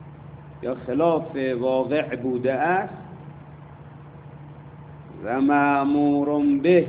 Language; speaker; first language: Persian; native; Persian